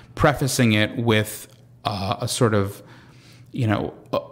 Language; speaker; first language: English; native; English